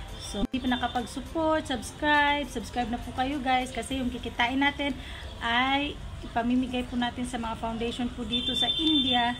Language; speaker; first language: Filipino; non-native, local second language; Cebuano